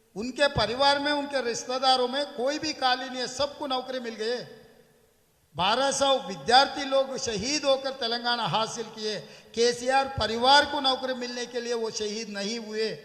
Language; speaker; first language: Hindi; non-native, local second language; Telugu